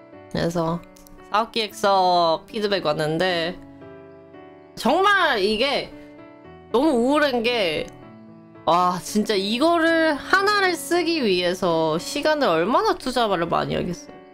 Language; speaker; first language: Korean; early bilingual, heritage; Korean